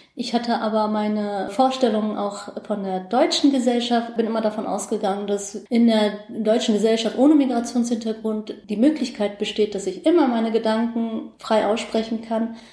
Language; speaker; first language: German; early bilingual, other home language; Kurdish